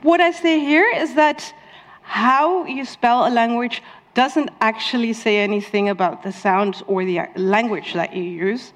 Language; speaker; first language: English; non-native, fluent; Dutch